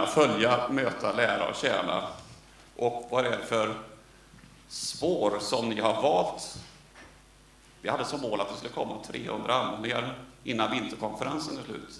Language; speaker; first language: Swedish; native; Swedish